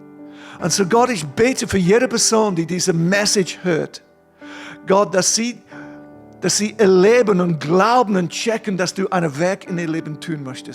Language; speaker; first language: German; non-native, fluent; English